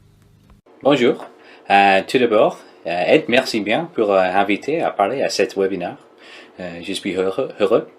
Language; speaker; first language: French; non-native, learner; English